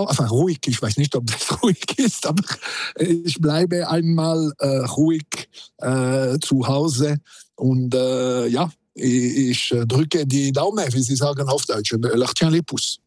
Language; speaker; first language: German; non-native, local second language; French